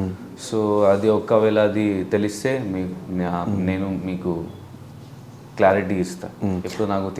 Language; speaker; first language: Telugu; non-native, local second language; Urdu